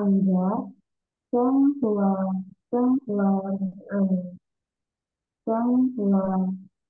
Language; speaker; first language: Korean; non-native, learner; Indonesian